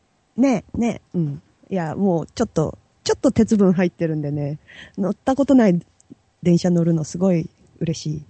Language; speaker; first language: Japanese; native; Japanese